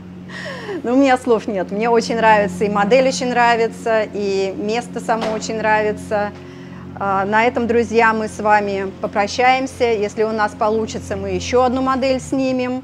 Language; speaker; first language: Russian; native; Russian